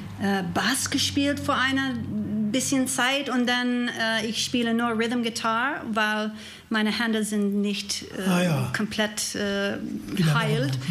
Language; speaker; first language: German; non-native, learner; English